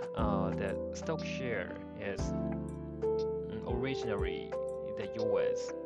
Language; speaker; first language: English; non-native, learner; Japanese